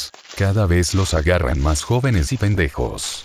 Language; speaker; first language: Spanish; native; Spanish